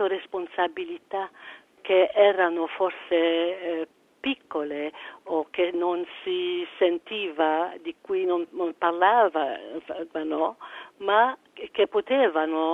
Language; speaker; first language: Italian; early bilingual, heritage; French